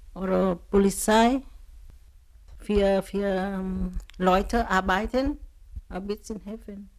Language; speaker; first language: German; non-native, learner; Vietnamese